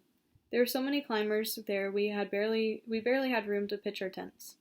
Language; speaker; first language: English; native; English